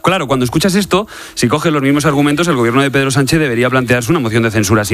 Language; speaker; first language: Spanish; native; Spanish